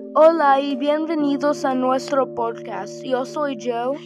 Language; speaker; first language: Spanish; non-native, learner; English